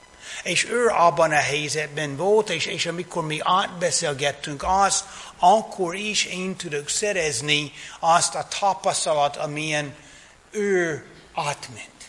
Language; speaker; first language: Hungarian; non-native, fluent; English